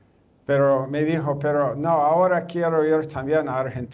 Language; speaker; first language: Spanish; non-native, fluent; English